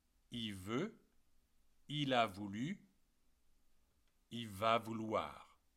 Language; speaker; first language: French; native; French